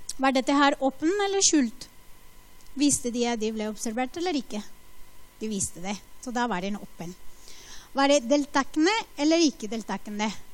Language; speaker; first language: Norwegian; non-native, fluent; Spanish